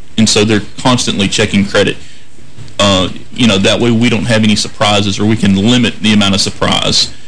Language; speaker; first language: English; native; English